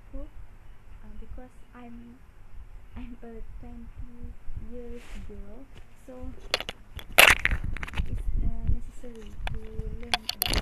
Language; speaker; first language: English; non-native, local second language; Malay